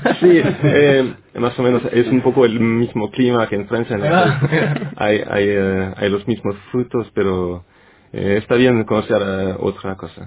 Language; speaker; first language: Spanish; non-native, fluent; French